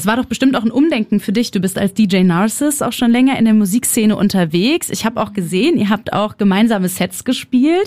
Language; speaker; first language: German; native; German